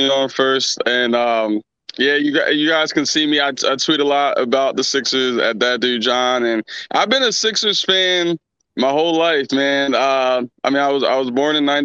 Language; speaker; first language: English; native; English